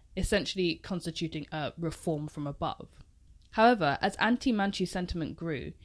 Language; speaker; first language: English; native; English